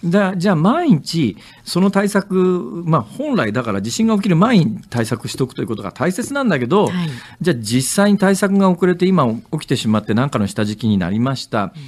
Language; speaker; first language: Japanese; native; Japanese